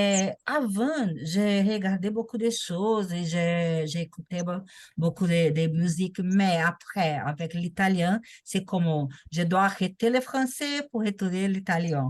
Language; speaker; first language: French; non-native, learner; Portuguese